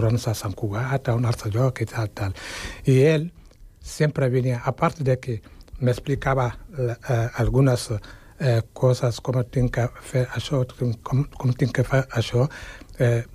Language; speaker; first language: Catalan; non-native, fluent; Wolof